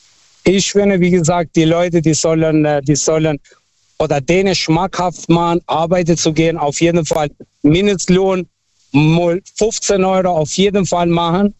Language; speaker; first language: German; non-native, local second language; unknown